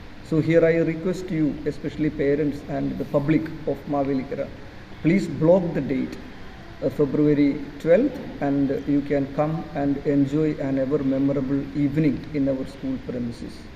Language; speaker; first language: English; non-native, local second language; Malayalam